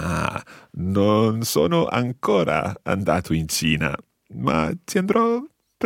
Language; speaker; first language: Italian; non-native, fluent; English